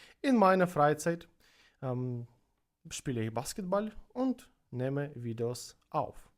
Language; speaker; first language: German; non-native, learner; Russian